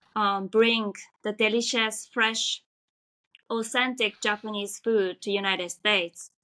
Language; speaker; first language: English; non-native, fluent; Japanese